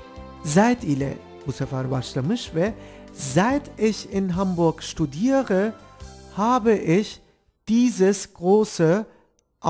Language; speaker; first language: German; non-native, fluent; Turkish